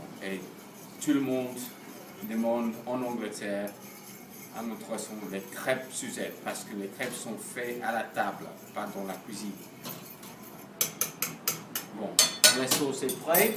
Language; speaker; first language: French; non-native, learner; English